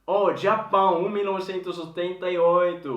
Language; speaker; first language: Portuguese; non-native, fluent; Swedish